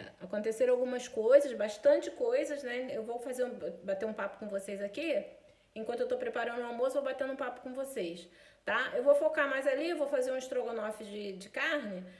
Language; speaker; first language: Portuguese; native; Portuguese